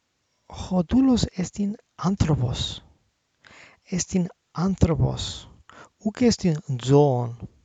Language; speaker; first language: Greek; non-native, learner; English